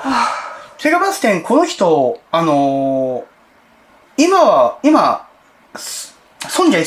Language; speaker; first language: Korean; non-native, learner; Japanese